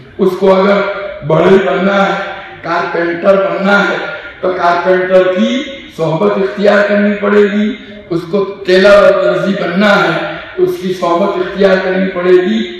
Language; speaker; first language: Urdu; non-native, local second language; Gujarati